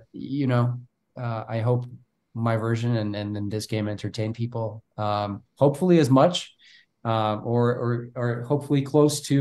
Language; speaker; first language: English; non-native, fluent; Bulgarian